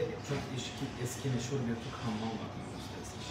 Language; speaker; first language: Turkish; non-native, fluent; Arabic